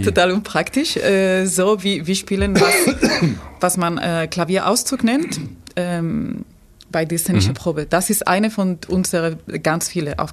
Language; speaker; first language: German; non-native, fluent; Spanish